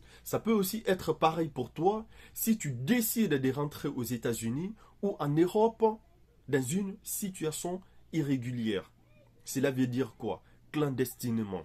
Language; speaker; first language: French; native; French